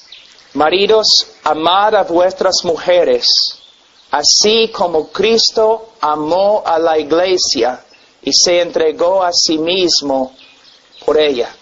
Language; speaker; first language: Spanish; non-native, fluent; English